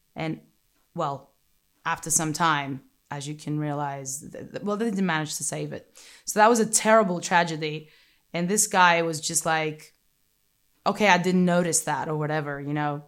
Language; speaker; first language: English; non-native, fluent; Greek